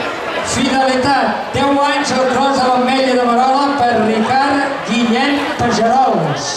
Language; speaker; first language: Catalan; native; Catalan